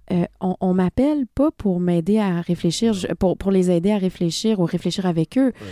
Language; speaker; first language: French; native; French